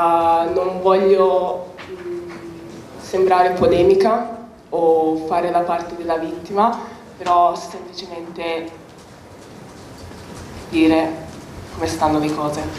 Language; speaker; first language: Italian; early bilingual, other home language; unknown